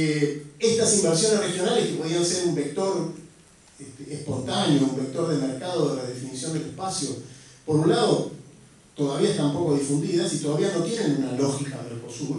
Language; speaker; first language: Spanish; native; Spanish